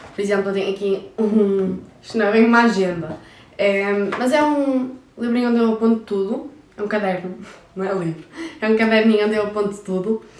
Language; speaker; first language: Portuguese; early bilingual, heritage; Portuguese